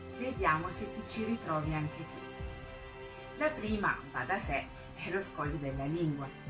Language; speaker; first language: Italian; non-native, fluent; French